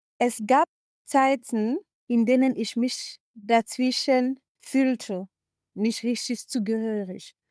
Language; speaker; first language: German; non-native, fluent; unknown